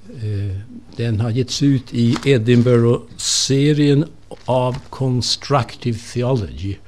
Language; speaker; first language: Swedish; native; Swedish